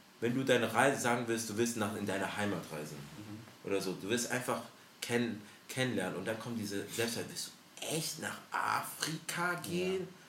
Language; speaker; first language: German; early bilingual, other home language; French